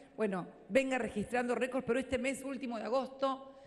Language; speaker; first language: Spanish; native; Spanish